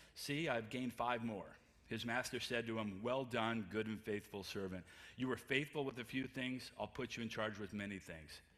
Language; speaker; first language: English; native; English